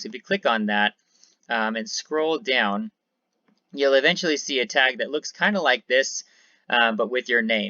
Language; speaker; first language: English; native; English